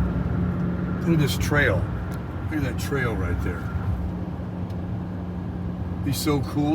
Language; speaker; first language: English; native; English